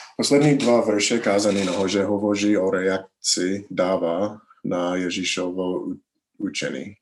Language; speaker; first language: Czech; non-native, learner; English